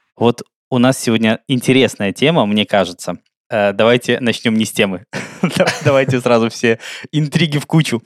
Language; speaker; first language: Russian; native; Russian